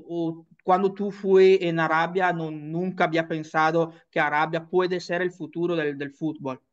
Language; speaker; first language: Spanish; non-native, learner; Italian